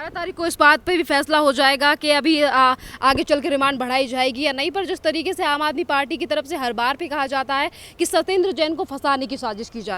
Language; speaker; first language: Hindi; native; Hindi